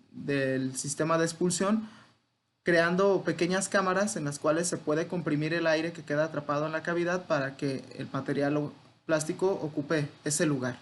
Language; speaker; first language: Spanish; native; Spanish